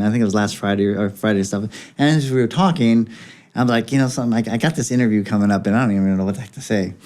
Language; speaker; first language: English; native; English